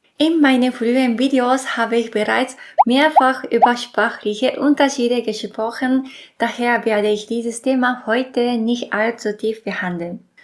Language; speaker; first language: German; non-native, fluent; Japanese